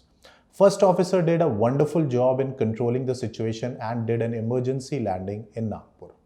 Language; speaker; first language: English; non-native, local second language; Hindi